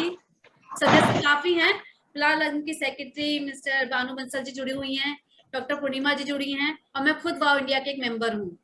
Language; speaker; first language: Hindi; native; Hindi